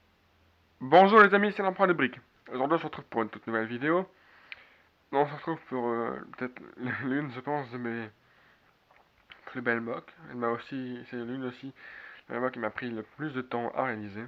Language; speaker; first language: French; native; French